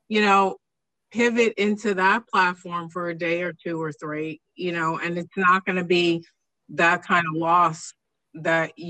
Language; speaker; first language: English; native; English